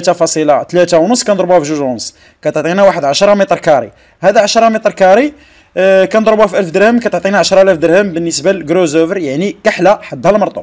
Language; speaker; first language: Arabic; native; Arabic